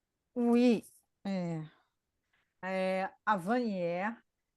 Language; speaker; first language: French; non-native, learner; Portuguese